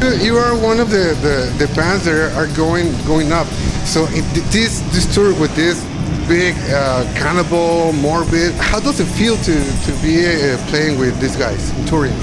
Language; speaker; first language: English; non-native, learner; Spanish